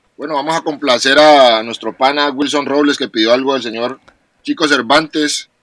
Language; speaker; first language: Spanish; native; Spanish